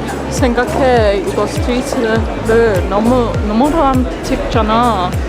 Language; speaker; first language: Korean; non-native, learner; English